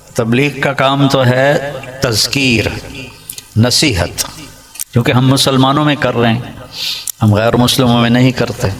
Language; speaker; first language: Urdu; non-native, local second language; Punjabi